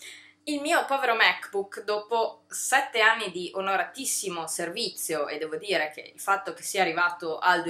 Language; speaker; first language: Italian; native; Italian